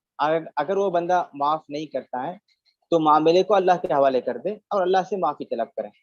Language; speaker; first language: Urdu; native; Urdu